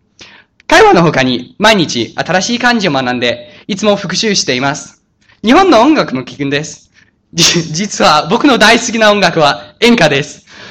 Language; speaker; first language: Japanese; non-native, fluent; English